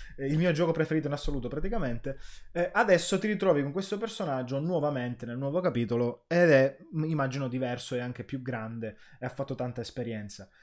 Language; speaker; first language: Italian; native; Italian